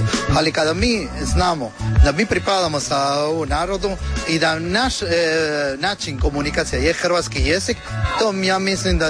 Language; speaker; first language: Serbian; non-native, learner; Spanish